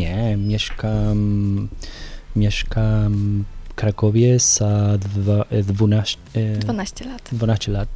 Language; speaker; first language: Polish; non-native, learner; Spanish